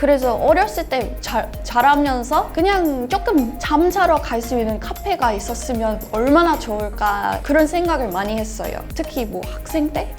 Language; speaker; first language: Korean; non-native, fluent; English